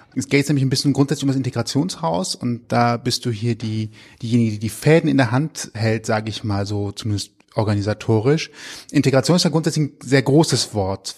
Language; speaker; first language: German; native; German